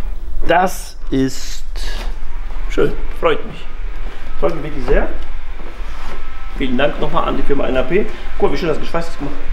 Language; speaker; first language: German; native; German